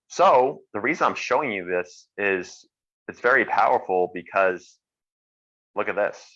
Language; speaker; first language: English; native; English